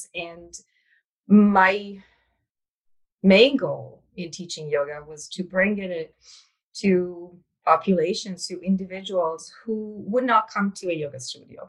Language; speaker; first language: English; non-native, fluent; Italian